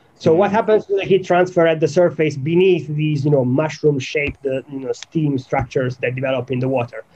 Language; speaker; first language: English; non-native, fluent; Italian